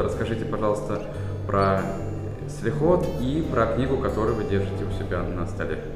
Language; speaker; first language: Russian; native; Russian